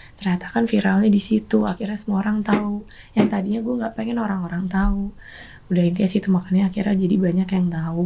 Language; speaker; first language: Indonesian; native; Indonesian